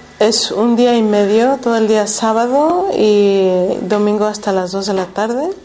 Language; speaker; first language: Spanish; early bilingual, heritage; Spanish